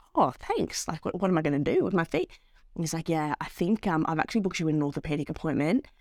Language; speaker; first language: English; native; English